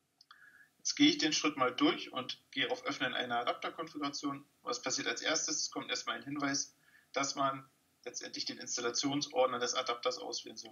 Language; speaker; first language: German; native; German